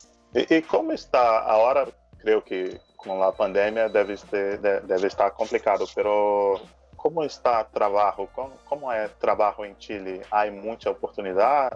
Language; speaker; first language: Spanish; non-native, learner; Portuguese